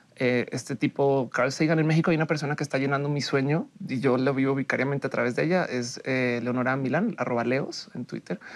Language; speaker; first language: Spanish; native; Spanish